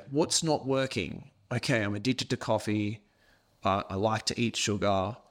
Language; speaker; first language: English; native; English